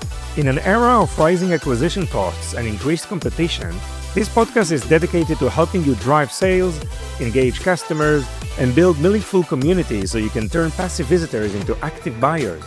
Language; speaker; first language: English; non-native, fluent; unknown